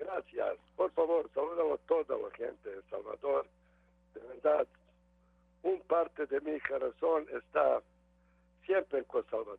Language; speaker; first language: Spanish; non-native, learner; Serbian